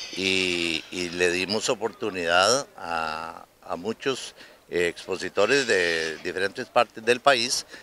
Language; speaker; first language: Spanish; native; Spanish